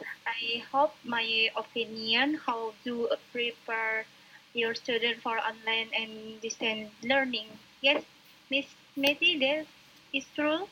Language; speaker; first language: English; non-native, local second language; Indonesian